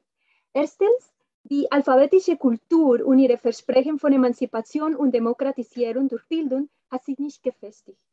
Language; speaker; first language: German; non-native, fluent; Spanish